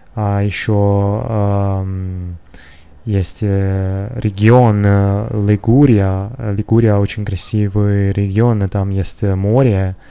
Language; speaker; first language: Russian; non-native, learner; Italian